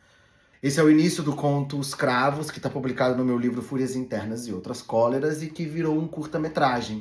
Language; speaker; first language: Portuguese; native; Portuguese